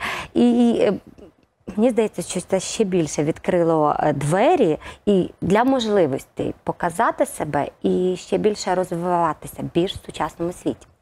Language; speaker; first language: Ukrainian; native; Ukrainian